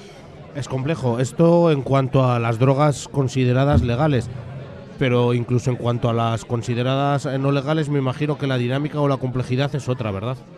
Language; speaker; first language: Spanish; native; Spanish